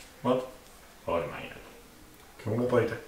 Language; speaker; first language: Dutch; native; Dutch